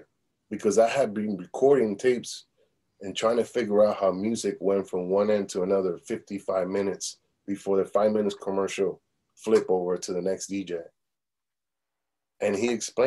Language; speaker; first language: English; early bilingual, other home language; Spanish